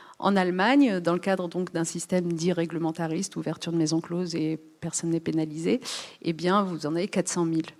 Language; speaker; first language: French; early bilingual, other home language; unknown